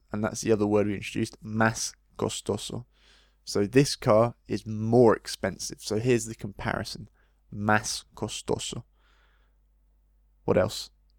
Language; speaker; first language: English; native; English